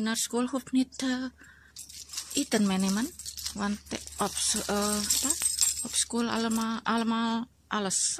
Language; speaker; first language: Dutch; non-native, learner; Indonesian